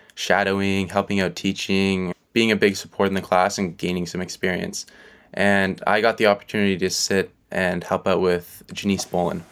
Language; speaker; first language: English; native; English